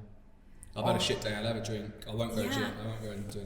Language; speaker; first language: English; native; English